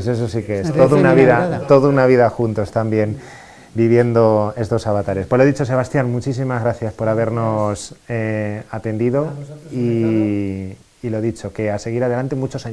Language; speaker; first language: Spanish; native; Spanish